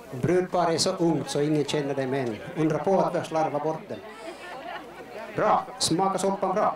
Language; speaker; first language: Swedish; native; Swedish